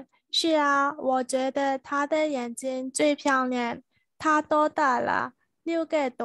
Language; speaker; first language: Chinese; non-native, learner; Burmese